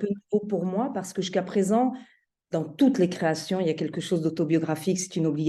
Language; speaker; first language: French; native; French